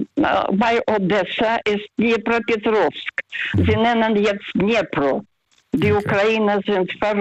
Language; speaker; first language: German; early bilingual, heritage; Russian